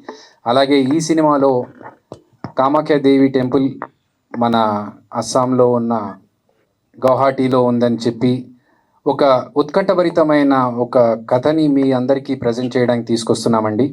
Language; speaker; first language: Telugu; native; Telugu